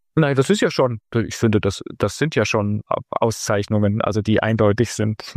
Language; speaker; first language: German; native; German